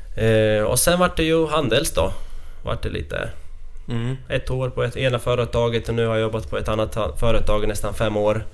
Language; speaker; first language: Swedish; non-native, fluent; Latvian